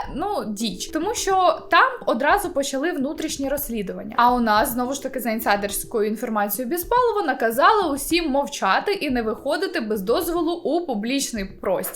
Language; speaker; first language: Ukrainian; native; Ukrainian